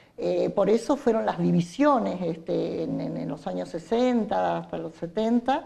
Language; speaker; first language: Spanish; native; Spanish